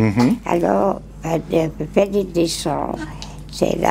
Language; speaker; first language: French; non-native, learner; Italian